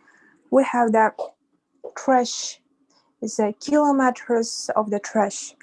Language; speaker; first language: English; non-native, learner; Russian